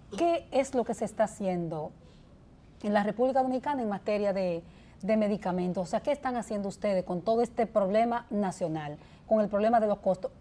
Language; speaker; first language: Spanish; native; Spanish